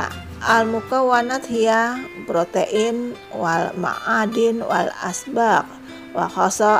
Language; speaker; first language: Arabic; non-native, local second language; Indonesian